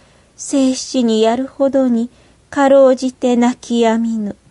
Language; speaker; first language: Japanese; native; Japanese